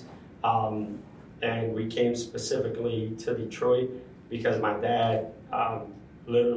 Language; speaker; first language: English; non-native, fluent; Spanish